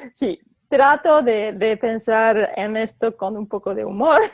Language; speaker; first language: Spanish; non-native, fluent; Polish